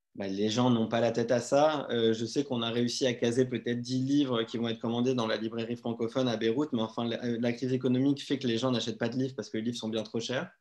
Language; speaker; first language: French; native; French